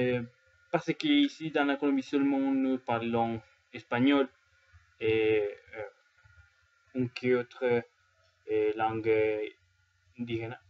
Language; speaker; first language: French; non-native, learner; Spanish